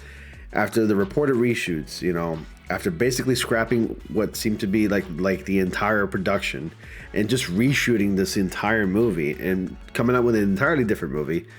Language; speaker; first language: English; native; English